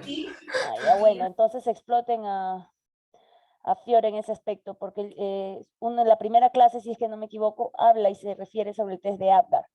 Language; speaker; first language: Spanish; native; Spanish